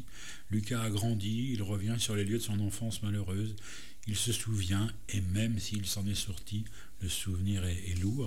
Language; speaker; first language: French; native; French